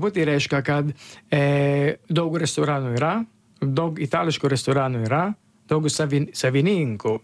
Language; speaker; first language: Lithuanian; non-native, learner; Italian